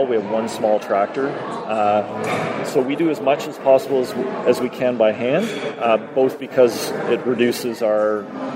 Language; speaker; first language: English; native; English